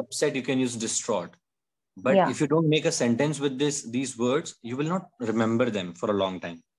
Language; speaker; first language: English; non-native, local second language; Hindi